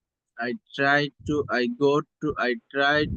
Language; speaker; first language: English; non-native, learner; Bangla